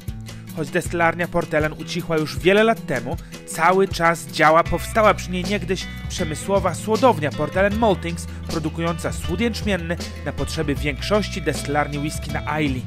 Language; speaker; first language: Polish; native; Polish